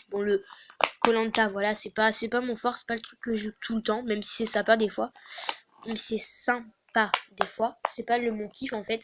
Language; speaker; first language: French; native; French